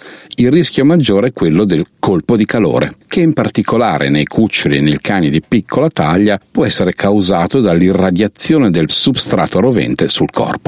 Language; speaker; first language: Italian; native; Italian